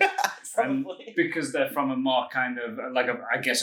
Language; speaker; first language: English; native; English